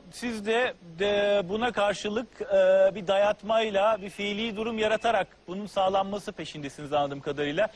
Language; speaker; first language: Turkish; native; Turkish